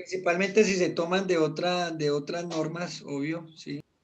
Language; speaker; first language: Spanish; native; Spanish